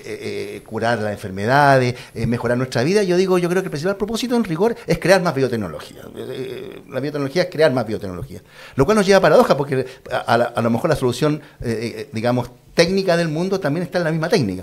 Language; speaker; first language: Spanish; native; Spanish